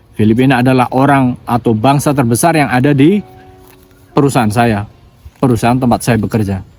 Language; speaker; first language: Indonesian; non-native, local second language; Javanese